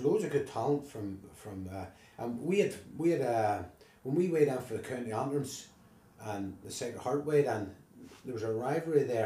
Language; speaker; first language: English; native; English